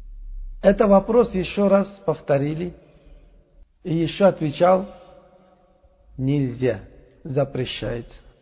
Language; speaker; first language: Russian; non-native, local second language; Uzbek